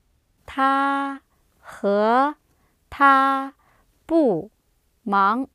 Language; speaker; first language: Chinese; non-native, learner; English